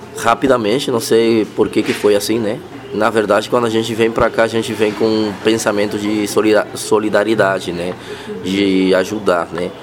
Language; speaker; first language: Portuguese; non-native, fluent; Spanish